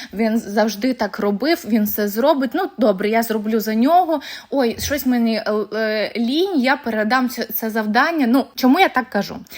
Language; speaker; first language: Ukrainian; non-native, local second language; Russian